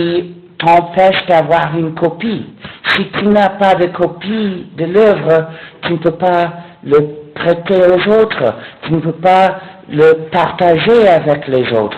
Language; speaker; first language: French; non-native, fluent; English